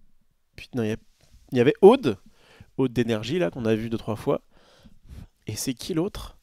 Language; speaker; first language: French; native; French